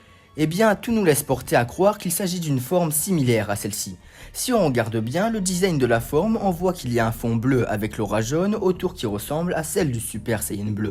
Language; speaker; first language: French; native; French